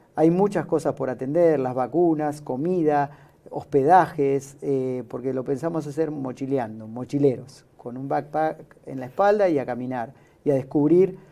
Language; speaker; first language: Spanish; native; Spanish